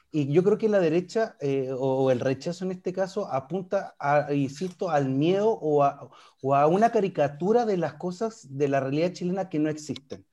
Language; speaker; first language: Spanish; native; Spanish